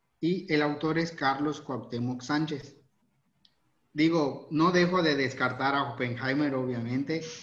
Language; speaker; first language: Spanish; native; Spanish